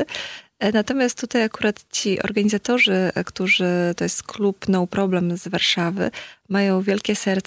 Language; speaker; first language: Polish; native; Polish